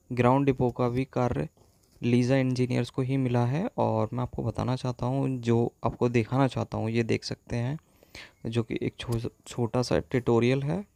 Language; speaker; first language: Hindi; native; Hindi